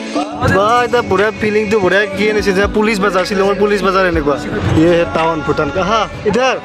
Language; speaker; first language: Hindi; non-native, local second language; Assamese